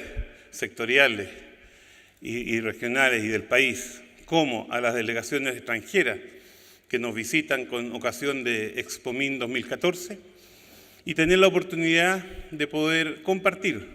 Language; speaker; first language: Spanish; native; Spanish